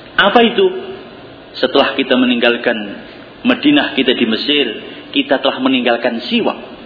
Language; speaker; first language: Indonesian; non-native, local second language; Javanese